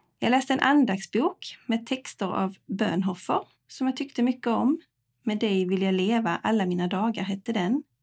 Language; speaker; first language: Swedish; native; Swedish